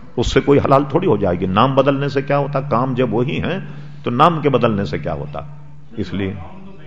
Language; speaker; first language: Urdu; native; Urdu